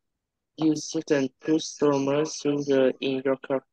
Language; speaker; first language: English; non-native, learner; Vietnamese